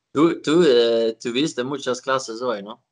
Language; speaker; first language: Spanish; non-native, learner; Swedish